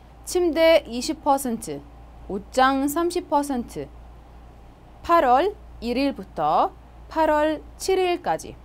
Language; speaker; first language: Korean; non-native, fluent; Arabic